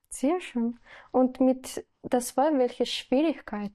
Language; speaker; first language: German; non-native, learner; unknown